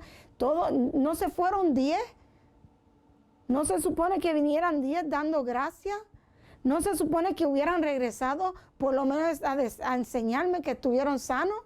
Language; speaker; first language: Spanish; native; Spanish